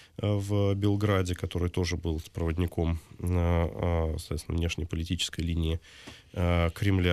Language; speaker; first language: Russian; native; Russian